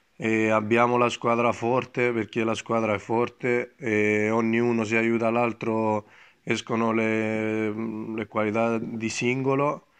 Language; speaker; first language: Italian; non-native, fluent; Greek